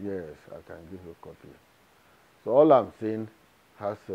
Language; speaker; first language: English; non-native, local second language; Yoruba